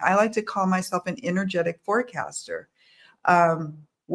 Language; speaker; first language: English; native; English